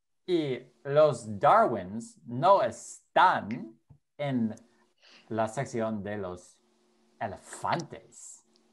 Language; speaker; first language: Spanish; non-native, fluent; English